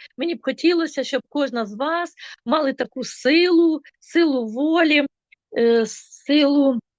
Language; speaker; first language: Ukrainian; non-native, local second language; Russian